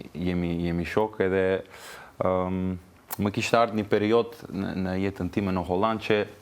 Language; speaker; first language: Albanian; non-native, learner; Turkish